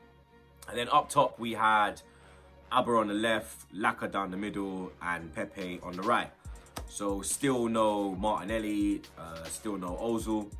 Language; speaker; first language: English; native; English